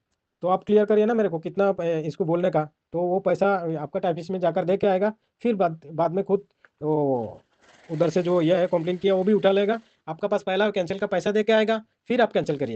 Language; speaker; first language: Hindi; non-native, learner; Bangla